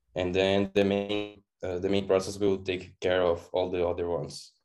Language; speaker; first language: English; non-native, fluent; Portuguese